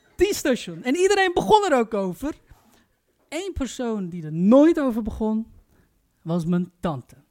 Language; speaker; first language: Dutch; early bilingual, other home language; Turkish